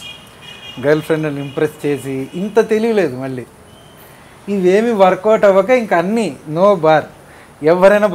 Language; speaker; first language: Telugu; native; Telugu